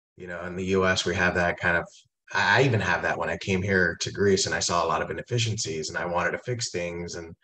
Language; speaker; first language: English; native; English